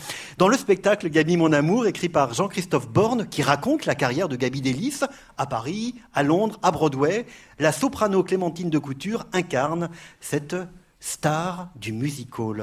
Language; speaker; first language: French; native; French